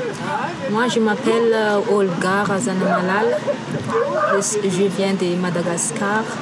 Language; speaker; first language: French; non-native, local second language; Malagasy